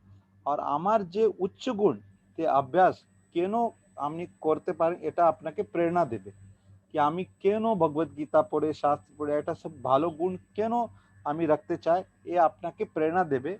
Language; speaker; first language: Bangla; non-native, learner; Hindi